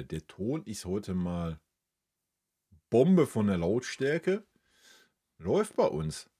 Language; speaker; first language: German; native; German